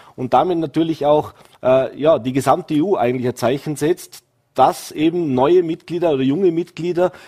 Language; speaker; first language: German; native; German